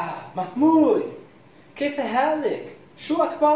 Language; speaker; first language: Arabic; non-native, learner; English